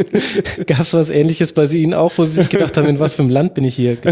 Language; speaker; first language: German; native; German